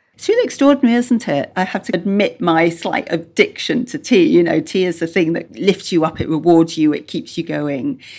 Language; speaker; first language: English; native; English